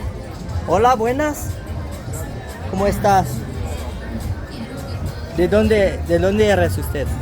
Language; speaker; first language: Spanish; non-native, learner; French